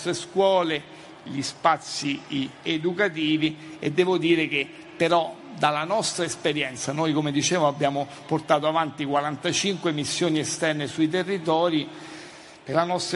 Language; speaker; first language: Italian; native; Italian